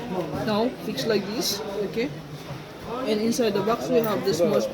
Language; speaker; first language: English; non-native, learner; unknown